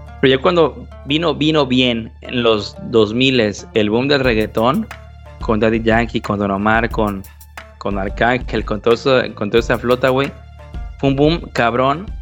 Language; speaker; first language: Spanish; native; Spanish